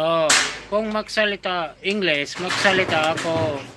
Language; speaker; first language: Filipino; non-native, learner; German